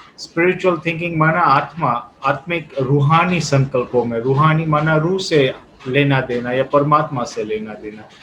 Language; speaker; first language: Hindi; non-native, fluent; Gujarati